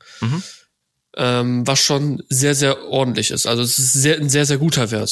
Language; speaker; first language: German; native; German